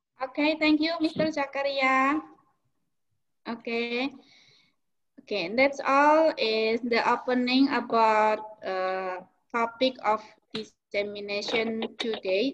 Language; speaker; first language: English; non-native, learner; Indonesian